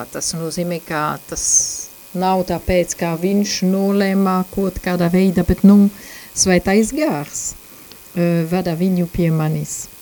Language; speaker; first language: Latvian; non-native, fluent; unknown